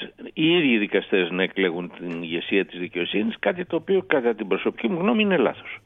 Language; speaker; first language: Greek; native; Greek